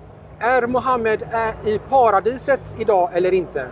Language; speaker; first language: Swedish; native; Swedish